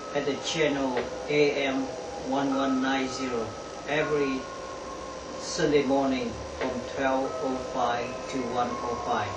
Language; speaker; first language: English; non-native, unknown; Vietnamese